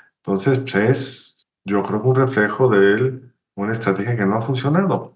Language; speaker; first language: Spanish; native; Spanish